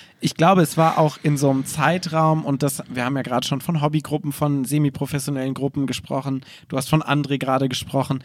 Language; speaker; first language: German; native; German